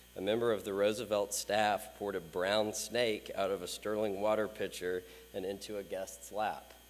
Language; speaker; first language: English; native; English